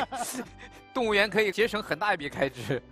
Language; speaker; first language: Chinese; native; Chinese